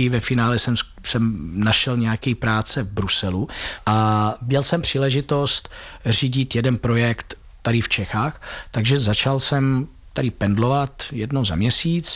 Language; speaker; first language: Czech; non-native, fluent; Italian